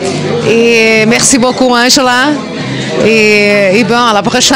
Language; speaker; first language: French; non-native, fluent; Portuguese